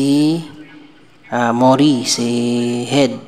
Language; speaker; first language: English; non-native, local second language; Filipino